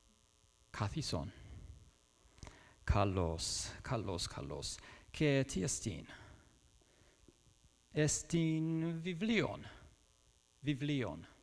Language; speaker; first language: Greek; non-native, fluent; English